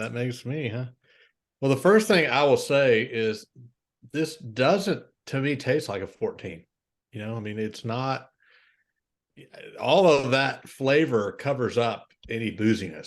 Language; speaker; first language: English; native; English